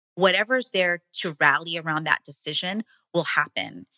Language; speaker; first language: English; native; English